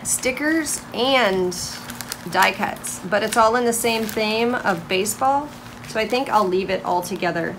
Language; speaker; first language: English; native; English